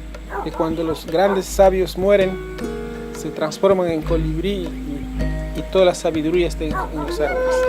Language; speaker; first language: Spanish; non-native, local second language; Quechua